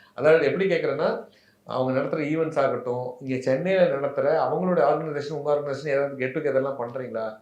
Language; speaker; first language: Tamil; native; Tamil